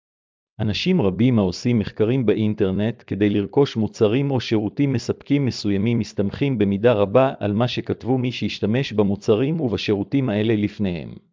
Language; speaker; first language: Hebrew; native; Hebrew